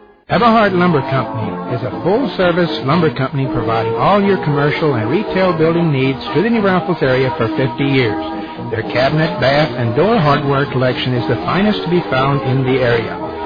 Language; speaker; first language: English; native; English